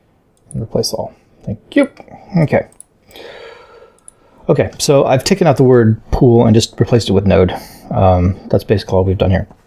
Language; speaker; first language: English; native; English